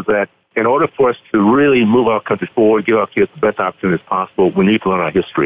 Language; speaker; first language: English; native; English